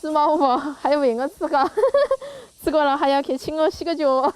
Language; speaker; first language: Chinese; native; Chinese